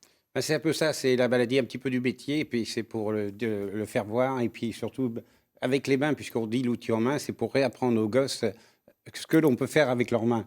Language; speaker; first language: French; native; French